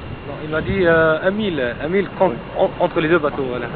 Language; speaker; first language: French; non-native, fluent; Arabic